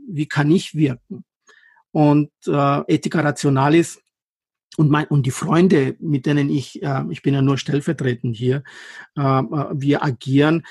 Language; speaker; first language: German; non-native, fluent; Persian